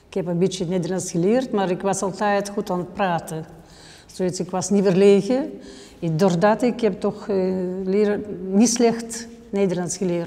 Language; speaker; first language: Dutch; non-native, learner; Russian